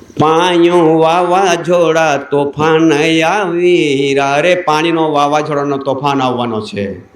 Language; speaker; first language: Gujarati; non-native, local second language; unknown